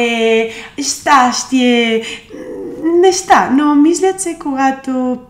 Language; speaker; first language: Bulgarian; non-native, learner; Spanish